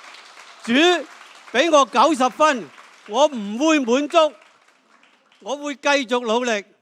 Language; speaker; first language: Cantonese; native; Cantonese